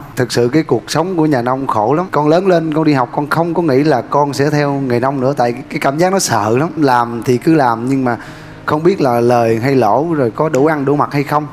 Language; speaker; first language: Vietnamese; native; Vietnamese